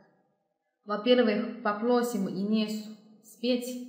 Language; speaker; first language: Russian; non-native, fluent; Chinese